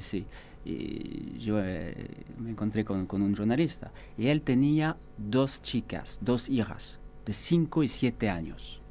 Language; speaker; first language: Spanish; non-native, fluent; French